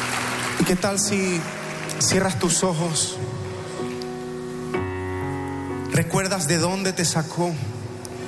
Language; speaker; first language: Spanish; native; Spanish